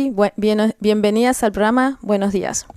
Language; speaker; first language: Spanish; native; Spanish